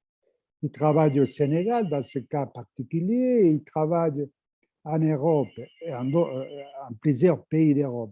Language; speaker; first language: French; non-native, fluent; Spanish